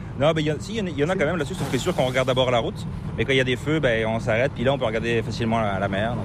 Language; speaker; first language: French; native; French